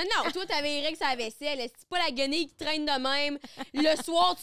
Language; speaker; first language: French; native; French